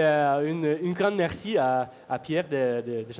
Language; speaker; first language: French; non-native, fluent; Norwegian